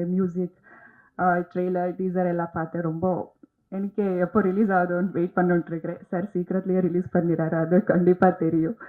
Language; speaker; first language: Tamil; non-native, learner; Kannada